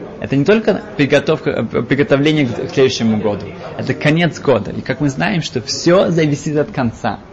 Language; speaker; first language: Russian; early bilingual, heritage; Russian